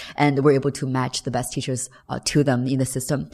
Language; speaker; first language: English; non-native, fluent; Chinese